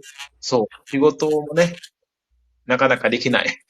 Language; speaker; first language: Japanese; non-native, fluent; Indonesian